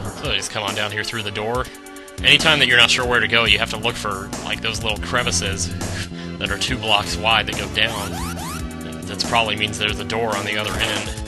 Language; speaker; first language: English; native; English